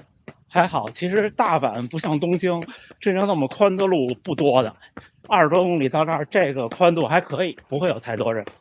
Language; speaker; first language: Chinese; native; Chinese